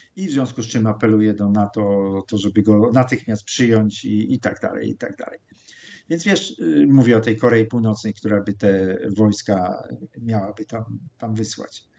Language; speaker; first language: Polish; native; Polish